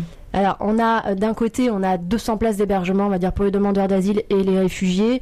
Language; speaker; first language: French; native; French